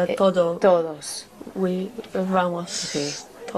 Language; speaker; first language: Spanish; non-native, learner; English